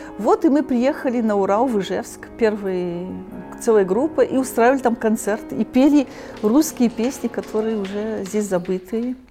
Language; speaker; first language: Russian; early bilingual, heritage; Russian